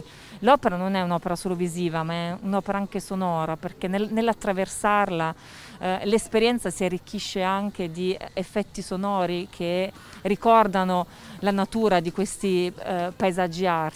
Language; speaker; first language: Italian; native; Italian